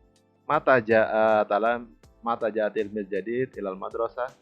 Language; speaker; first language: Arabic; non-native, fluent; Indonesian